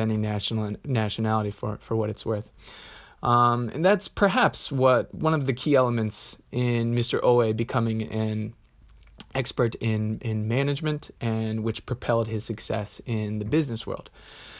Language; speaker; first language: English; native; English